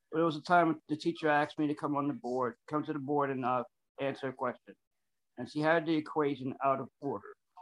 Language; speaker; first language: English; early bilingual, other home language; Spanish